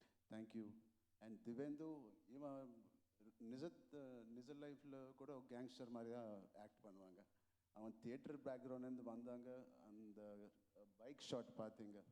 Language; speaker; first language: Tamil; non-native, local second language; Telugu